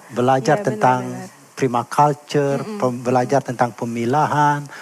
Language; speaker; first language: Indonesian; native; Indonesian